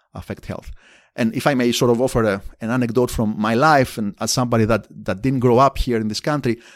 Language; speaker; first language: English; non-native, fluent; Greek